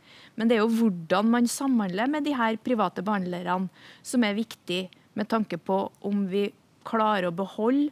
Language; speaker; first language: Norwegian; native; Norwegian